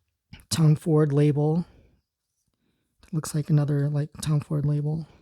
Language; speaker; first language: English; native; English